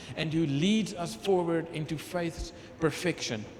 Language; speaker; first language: English; non-native, local second language; Afrikaans